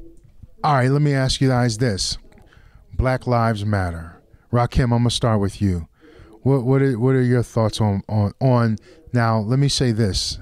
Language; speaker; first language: English; native; English